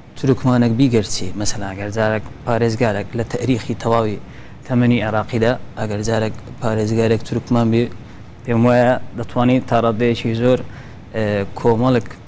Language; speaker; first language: Central Kurdish; non-native, local second language; Azerbaijani